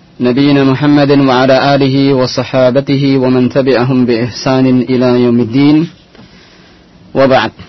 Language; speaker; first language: Arabic; non-native, fluent; Indonesian